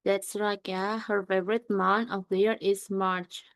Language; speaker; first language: English; non-native, fluent; Indonesian